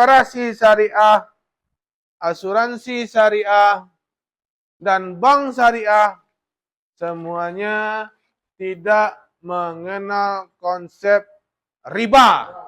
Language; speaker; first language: Indonesian; native; Indonesian